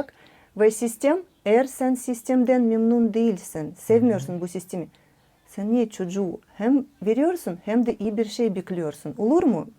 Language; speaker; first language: Turkish; non-native, learner; Russian